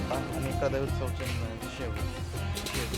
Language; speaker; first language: Russian; non-native, learner; Hindi